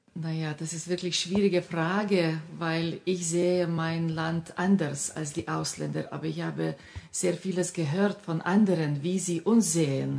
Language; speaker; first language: German; non-native, fluent; Lithuanian